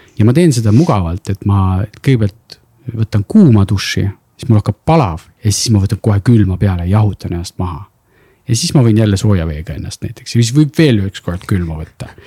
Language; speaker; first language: Estonian; non-native, local second language; Russian